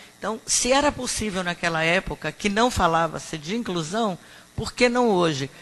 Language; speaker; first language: Portuguese; native; Portuguese